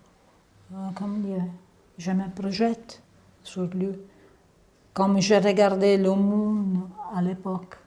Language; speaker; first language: French; non-native, fluent; Italian